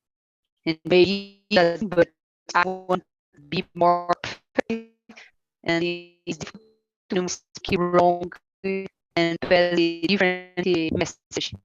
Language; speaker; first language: English; non-native, learner; Portuguese